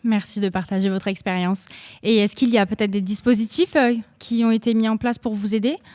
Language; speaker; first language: French; native; French